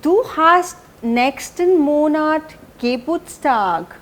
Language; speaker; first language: German; non-native, fluent; Hindi